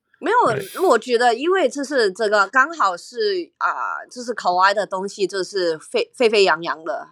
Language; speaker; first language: Chinese; non-native, local second language; Cantonese